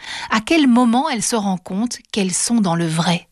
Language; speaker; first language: French; native; French